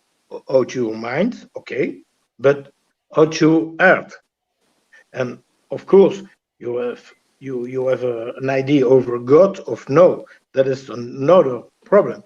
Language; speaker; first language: English; non-native, learner; French